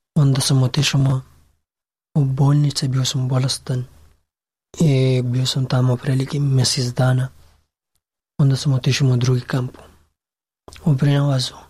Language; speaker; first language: Serbian; non-native, learner; Pashto